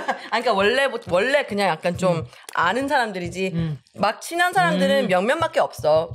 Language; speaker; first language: Korean; early bilingual, heritage; Korean